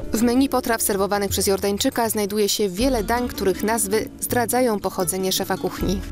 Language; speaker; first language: Polish; native; Polish